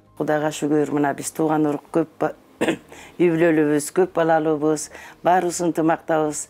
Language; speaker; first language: Kyrgyz; non-native, local second language; Tajik